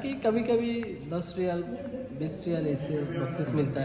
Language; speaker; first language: Hindi; non-native, learner; Bangla